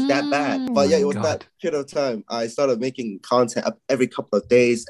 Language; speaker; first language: English; non-native, local second language; Chinese